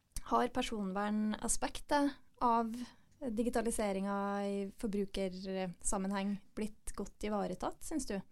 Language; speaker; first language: Norwegian; native; Norwegian